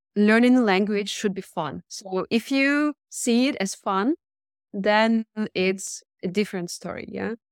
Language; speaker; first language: English; non-native, fluent; Russian